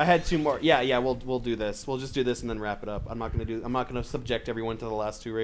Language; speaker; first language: English; native; English